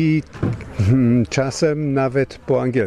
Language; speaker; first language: Polish; non-native, learner; English